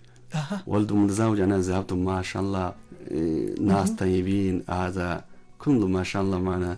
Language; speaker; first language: Arabic; non-native, learner; Chinese